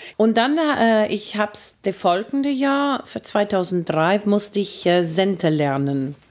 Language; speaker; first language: German; non-native, fluent; English